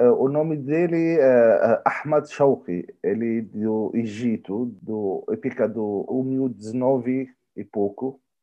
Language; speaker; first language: Portuguese; non-native, learner; Arabic